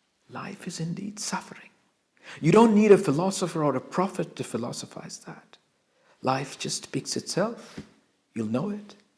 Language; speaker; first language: English; non-native, local second language; Bangla